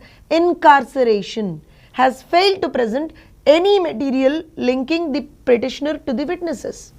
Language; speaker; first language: English; non-native, local second language; Telugu